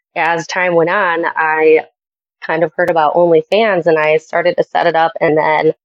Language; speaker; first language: English; native; English